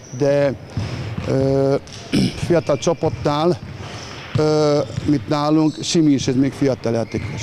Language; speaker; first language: Hungarian; non-native, fluent; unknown